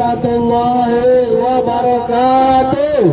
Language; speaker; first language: Indonesian; native; Indonesian